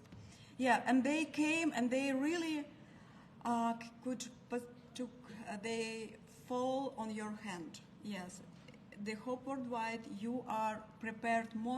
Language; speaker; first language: English; non-native, learner; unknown